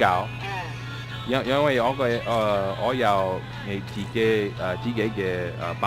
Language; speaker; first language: Cantonese; non-native, learner; English